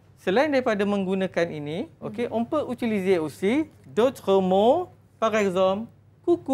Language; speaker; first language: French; non-native, fluent; Malay